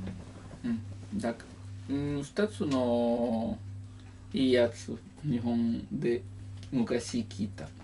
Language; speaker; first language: Japanese; non-native, learner; Italian